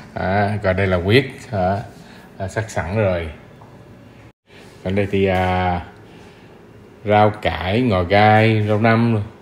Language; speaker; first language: Vietnamese; native; Vietnamese